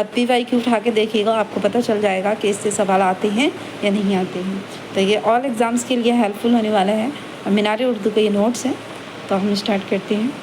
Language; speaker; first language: Urdu; native; Urdu